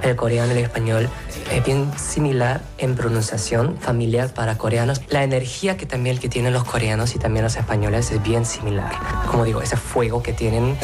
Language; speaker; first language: Spanish; non-native, fluent; Korean